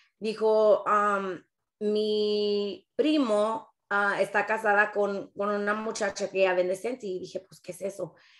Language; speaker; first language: Spanish; early bilingual, heritage; Spanish